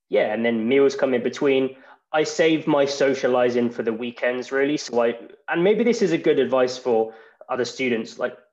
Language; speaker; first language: English; native; English